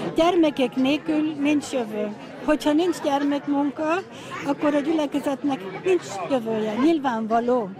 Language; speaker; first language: Hungarian; native; Hungarian